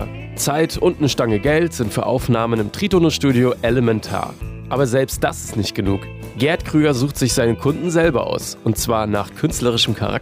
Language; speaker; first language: German; native; German